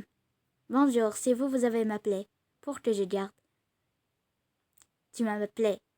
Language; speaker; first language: French; non-native, learner; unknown